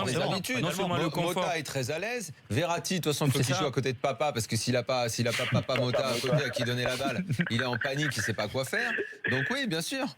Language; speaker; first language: French; native; French